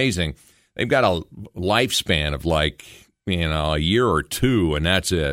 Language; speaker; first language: English; native; English